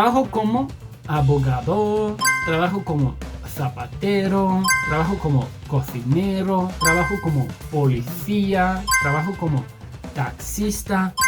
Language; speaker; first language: Spanish; non-native, fluent; English